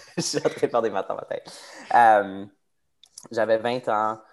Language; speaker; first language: French; native; French